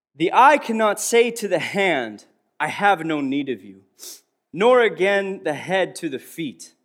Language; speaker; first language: English; native; English